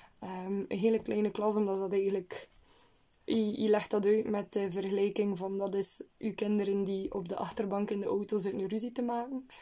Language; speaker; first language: Dutch; native; Dutch